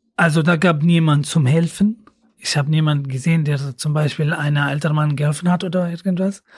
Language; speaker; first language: German; non-native, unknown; Arabic